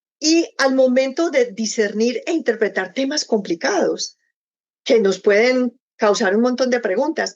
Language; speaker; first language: Spanish; native; Spanish